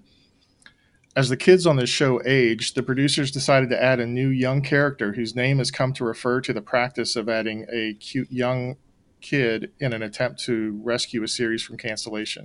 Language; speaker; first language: English; native; English